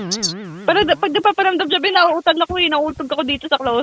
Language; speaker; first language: Filipino; native; Filipino